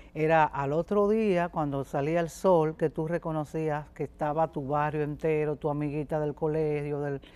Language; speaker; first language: Spanish; native; Spanish